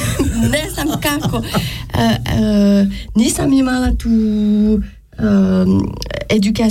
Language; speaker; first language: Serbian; non-native, learner; French